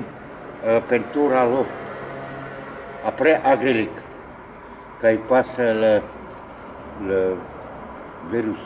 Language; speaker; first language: French; non-native, learner; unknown